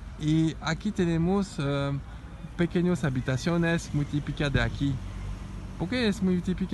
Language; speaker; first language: Spanish; non-native, learner; French